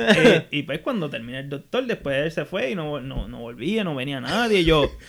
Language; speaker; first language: Spanish; native; Spanish